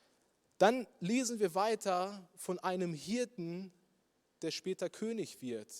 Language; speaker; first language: German; native; German